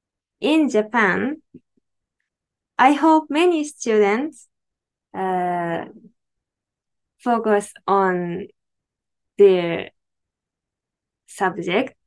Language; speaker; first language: English; non-native, learner; Japanese